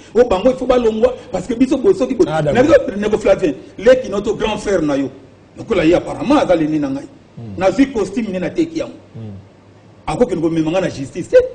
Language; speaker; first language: Lingala; non-native, local second language; Kongo